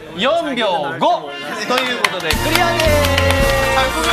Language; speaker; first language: Japanese; native; Japanese